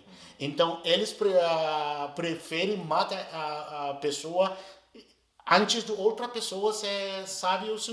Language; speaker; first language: Portuguese; non-native, learner; Arabic